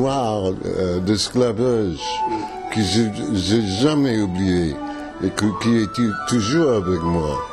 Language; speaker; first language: French; non-native, fluent; English